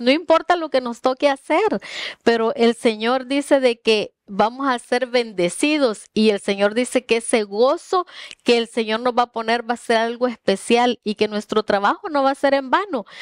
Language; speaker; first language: Spanish; native; Spanish